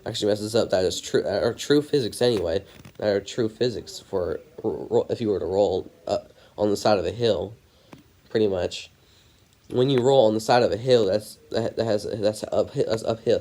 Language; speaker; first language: English; native; English